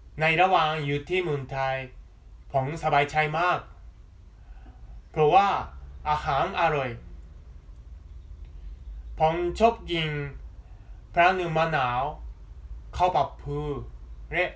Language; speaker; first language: Thai; non-native, fluent; Japanese